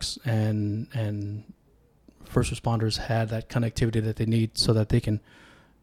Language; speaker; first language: English; early bilingual, other home language; Tongan